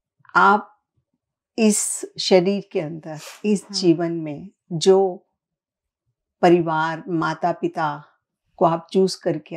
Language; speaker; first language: Hindi; native; Hindi